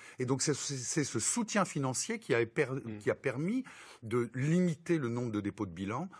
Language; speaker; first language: French; native; French